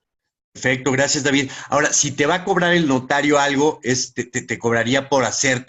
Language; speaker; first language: Spanish; native; Spanish